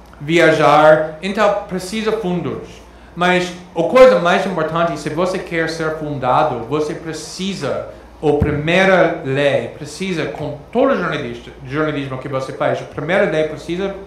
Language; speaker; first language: Portuguese; non-native, fluent; English